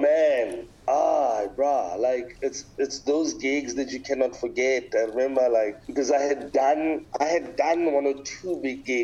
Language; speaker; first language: English; non-native, local second language; Tswana